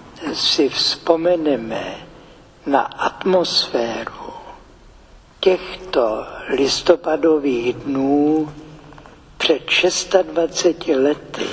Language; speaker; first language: Czech; native; Czech